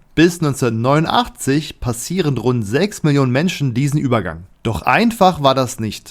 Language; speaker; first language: German; native; German